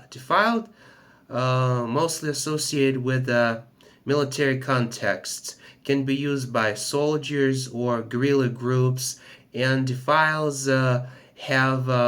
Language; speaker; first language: English; non-native, fluent; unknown